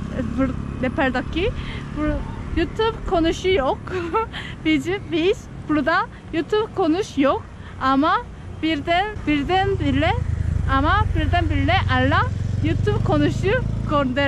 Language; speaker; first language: Turkish; non-native, learner; Nepali